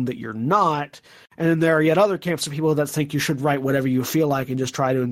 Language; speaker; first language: English; native; English